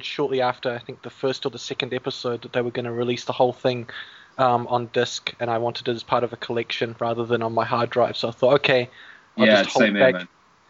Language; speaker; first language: English; native; English